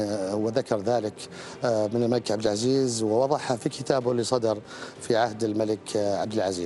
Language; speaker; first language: Arabic; native; Arabic